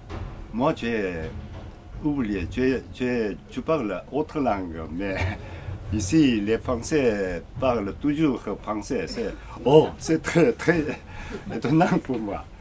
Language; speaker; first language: French; non-native, learner; Korean